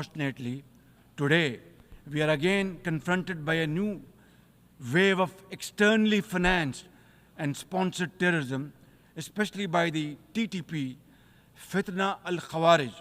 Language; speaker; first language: English; non-native, local second language; Urdu